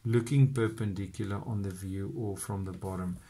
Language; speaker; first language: English; non-native, local second language; Afrikaans